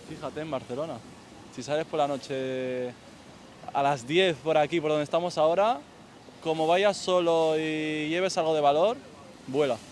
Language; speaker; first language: Spanish; early bilingual, other home language; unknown